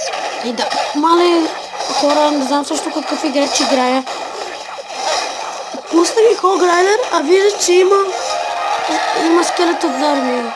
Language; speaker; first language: Bulgarian; native; Bulgarian